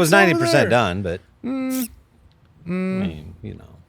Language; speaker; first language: English; native; English